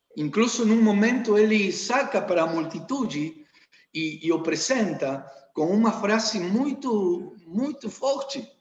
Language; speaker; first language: Portuguese; non-native, learner; Spanish